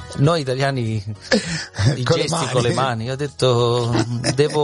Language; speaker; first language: Italian; early bilingual, heritage; Italian